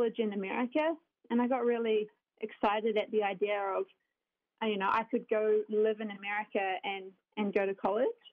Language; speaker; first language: English; native; English